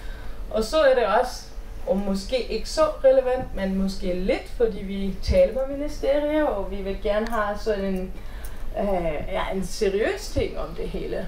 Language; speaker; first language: Danish; non-native, fluent; German